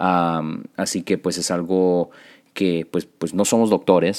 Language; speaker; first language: Spanish; early bilingual, heritage; Spanish